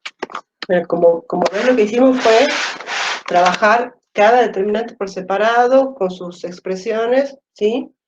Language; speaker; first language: Spanish; native; Spanish